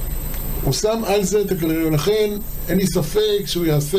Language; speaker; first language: Hebrew; native; Hebrew